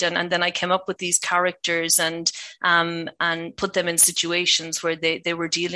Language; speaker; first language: English; native; English